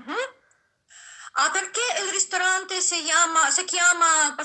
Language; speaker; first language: Italian; non-native, learner; Russian